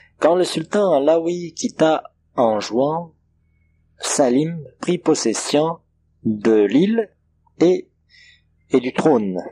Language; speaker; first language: French; non-native, local second language; Comorian